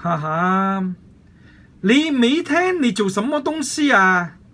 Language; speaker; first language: Chinese; non-native, local second language; Cantonese